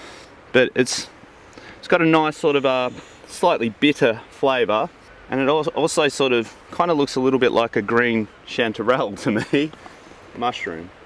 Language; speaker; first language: English; native; English